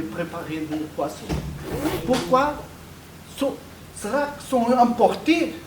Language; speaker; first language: French; non-native, fluent; Portuguese